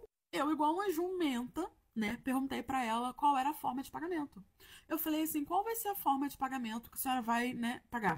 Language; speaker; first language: Portuguese; native; Portuguese